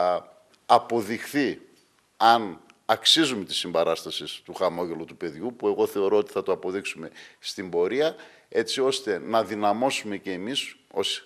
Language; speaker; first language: Greek; native; Greek